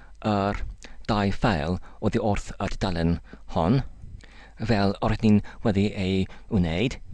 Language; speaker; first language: Welsh; non-native, learner; English